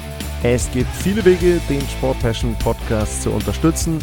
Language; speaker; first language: German; native; German